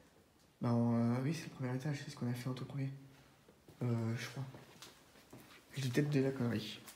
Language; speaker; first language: French; native; French